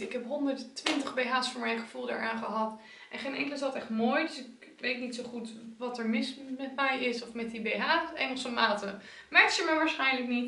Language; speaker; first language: Dutch; native; Dutch